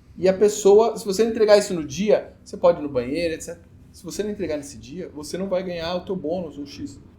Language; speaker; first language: Portuguese; native; Portuguese